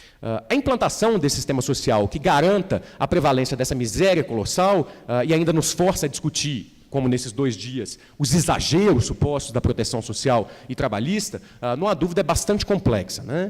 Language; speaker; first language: Portuguese; native; Portuguese